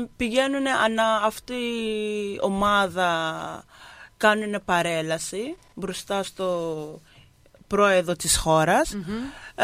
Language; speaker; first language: Greek; early bilingual, other home language; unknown